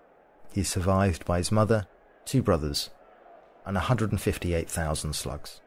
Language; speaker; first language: English; native; English